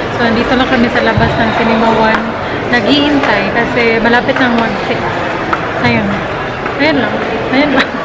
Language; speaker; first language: Filipino; non-native, local second language; Cebuano